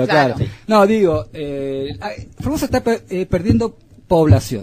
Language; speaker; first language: Spanish; native; Spanish